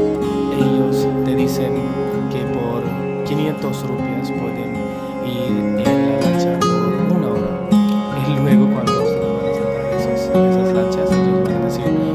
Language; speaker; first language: Spanish; non-native, learner; Hindi